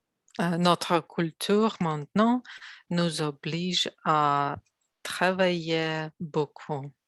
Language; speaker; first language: French; non-native, learner; Russian